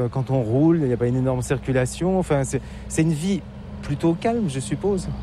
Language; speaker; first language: French; native; French